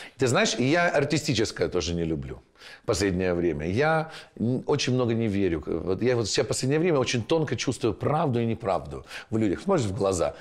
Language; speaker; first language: Russian; native; Russian